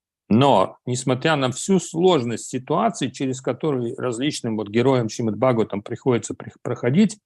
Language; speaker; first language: Russian; native; Russian